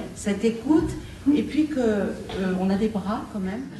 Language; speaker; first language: French; native; French